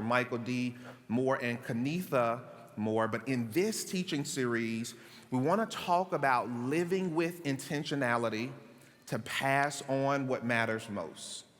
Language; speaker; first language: English; native; English